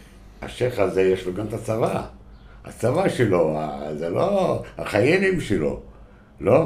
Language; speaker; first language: Hebrew; non-native, local second language; Arabic